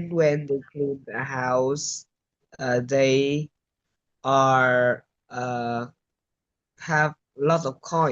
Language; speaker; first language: English; non-native, learner; Vietnamese